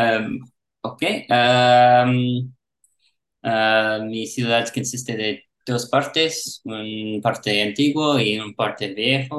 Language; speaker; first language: Spanish; non-native, learner; English